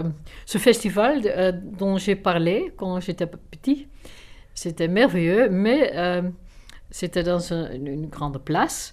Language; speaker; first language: French; non-native, fluent; Dutch